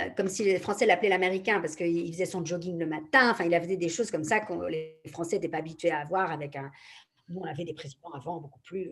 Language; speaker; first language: French; native; French